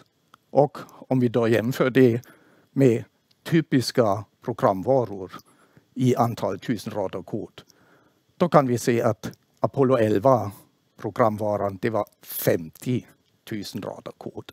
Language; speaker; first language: Swedish; non-native, fluent; German